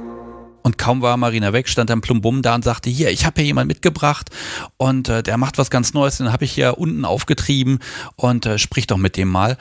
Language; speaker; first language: German; native; German